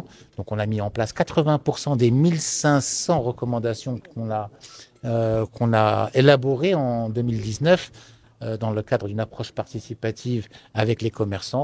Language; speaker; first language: French; non-native, local second language; Arabic